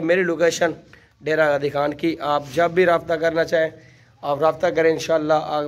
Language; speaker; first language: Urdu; non-native, local second language; Saraiki